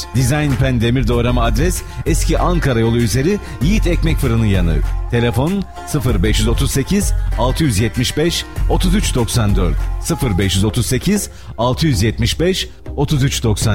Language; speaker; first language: Turkish; native; Turkish